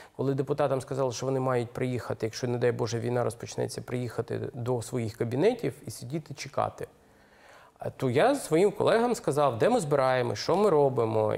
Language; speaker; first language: Ukrainian; native; Ukrainian